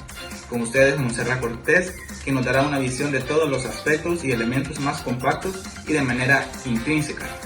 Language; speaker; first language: Spanish; native; Spanish